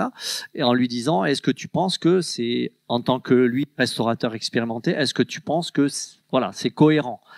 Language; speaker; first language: French; native; French